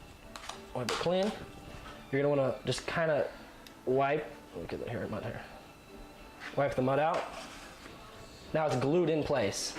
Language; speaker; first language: English; native; English